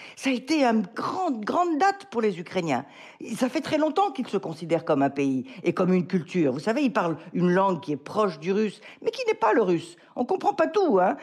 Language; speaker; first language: French; native; French